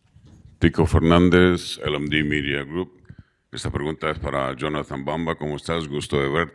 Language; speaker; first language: Spanish; native; Spanish